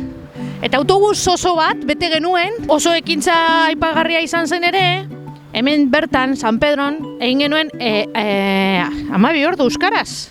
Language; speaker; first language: Basque; non-native, local second language; Spanish